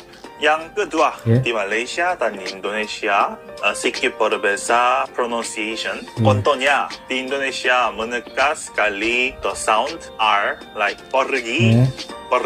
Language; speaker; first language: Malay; non-native, learner; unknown